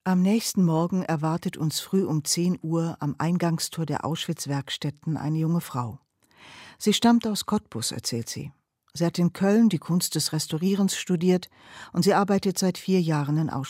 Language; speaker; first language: German; native; German